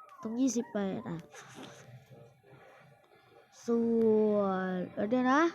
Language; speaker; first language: Thai; native; Thai